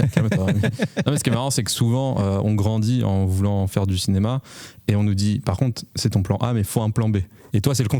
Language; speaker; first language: French; native; French